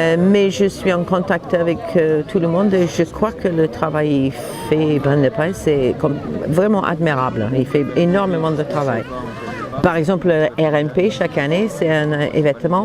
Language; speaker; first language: French; non-native, fluent; English